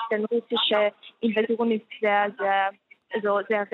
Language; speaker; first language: German; non-native, fluent; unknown